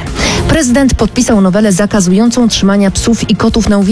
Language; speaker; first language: Polish; native; Polish